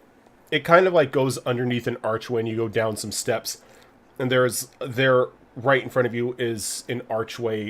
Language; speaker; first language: English; native; English